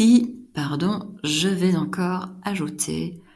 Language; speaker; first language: French; non-native, fluent; Dutch